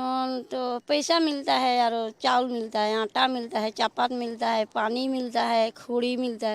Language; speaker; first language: Hindi; non-native, local second language; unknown